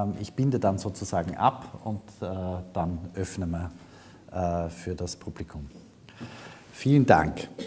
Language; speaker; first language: German; native; German